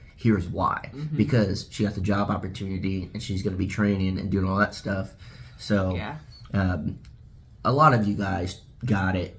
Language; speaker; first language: English; native; English